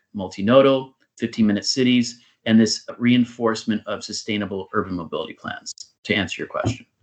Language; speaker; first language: English; native; English